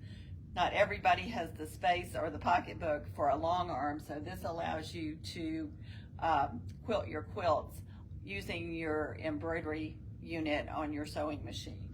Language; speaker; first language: English; native; English